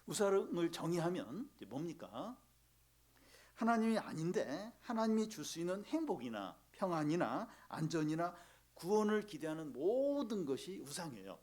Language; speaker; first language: Korean; native; Korean